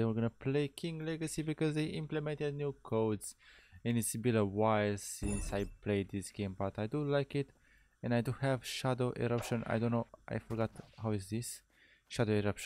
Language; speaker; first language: English; non-native, fluent; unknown